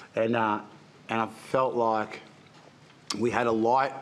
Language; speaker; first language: English; native; English